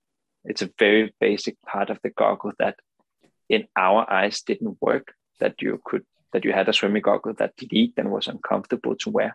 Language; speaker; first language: English; non-native, fluent; Danish